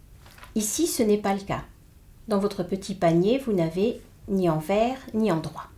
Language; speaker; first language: French; native; French